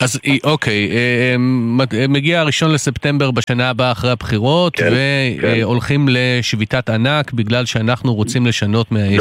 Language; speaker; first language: Hebrew; native; Hebrew